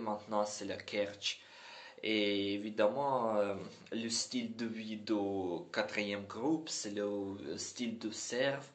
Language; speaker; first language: French; non-native, learner; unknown